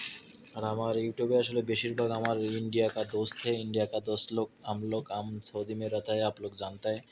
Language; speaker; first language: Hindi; non-native, learner; Bangla